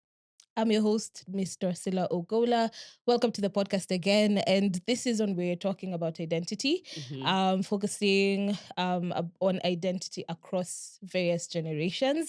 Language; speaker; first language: English; non-native, local second language; Swahili